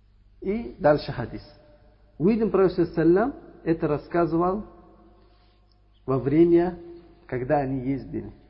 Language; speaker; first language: Russian; non-native, learner; Uzbek